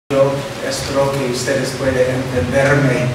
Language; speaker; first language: Spanish; non-native, fluent; English